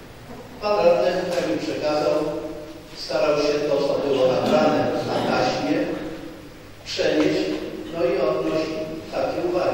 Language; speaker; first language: Polish; native; Polish